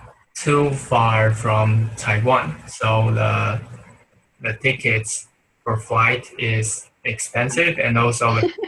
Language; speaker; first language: English; non-native, learner; Chinese